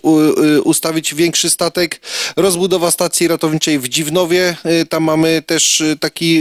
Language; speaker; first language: Polish; native; Polish